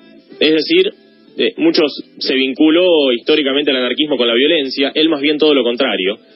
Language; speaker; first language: Spanish; native; Spanish